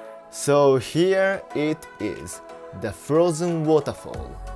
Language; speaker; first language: English; non-native, fluent; Japanese